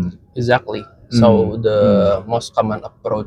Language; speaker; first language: English; non-native, fluent; Indonesian